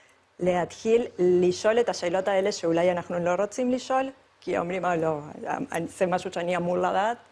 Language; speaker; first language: Hebrew; non-native, fluent; Spanish